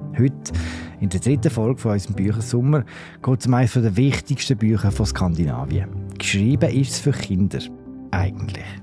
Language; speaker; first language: German; native; German